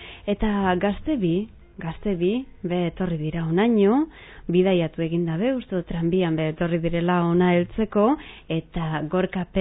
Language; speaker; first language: Basque; native; Basque